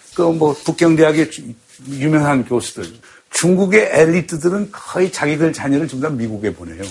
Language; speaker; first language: Korean; native; Korean